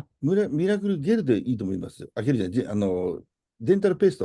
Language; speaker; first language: Japanese; native; Japanese